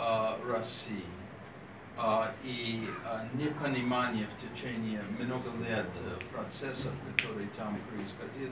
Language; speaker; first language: Russian; non-native, fluent; English